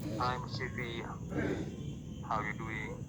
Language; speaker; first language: English; non-native, learner; Indonesian